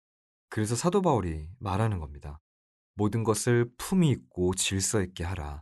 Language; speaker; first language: Korean; native; Korean